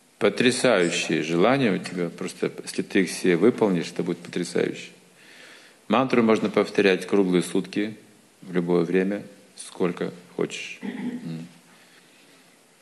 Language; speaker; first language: Russian; native; Russian